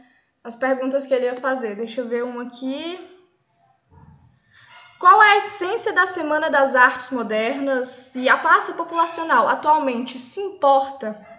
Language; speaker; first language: Portuguese; native; Portuguese